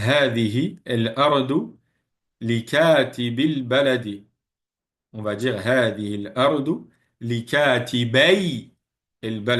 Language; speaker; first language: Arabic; non-native, fluent; French